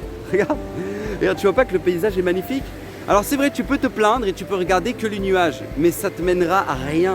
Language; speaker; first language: French; native; French